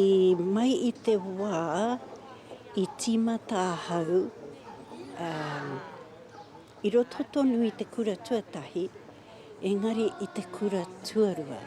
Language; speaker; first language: Māori; non-native, local second language; English